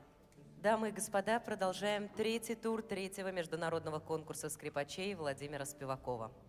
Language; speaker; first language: Russian; native; Russian